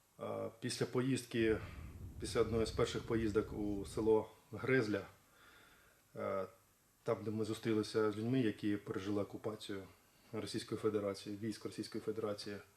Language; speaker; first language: Ukrainian; native; Ukrainian